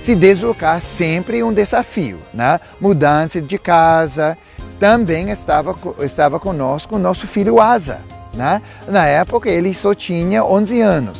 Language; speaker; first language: Portuguese; non-native, fluent; English